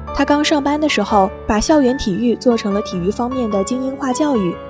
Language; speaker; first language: Chinese; native; Chinese